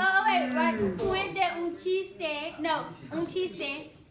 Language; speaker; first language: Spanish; non-native, learner; English